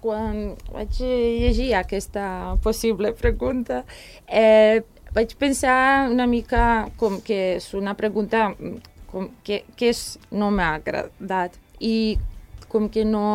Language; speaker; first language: Catalan; non-native, fluent; Serbian